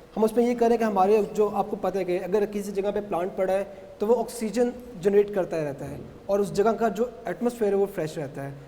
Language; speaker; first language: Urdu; native; Urdu